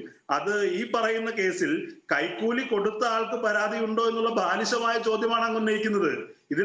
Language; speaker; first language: Malayalam; native; Malayalam